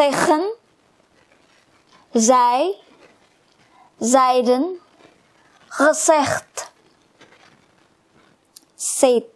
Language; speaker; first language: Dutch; non-native, fluent; Indonesian